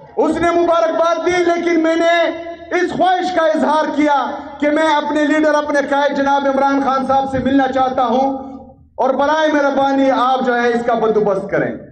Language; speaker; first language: Urdu; non-native, local second language; Pashto